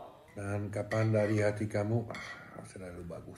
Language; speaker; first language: Indonesian; non-native, learner; French